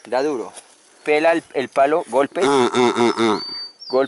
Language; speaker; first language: Spanish; native; Spanish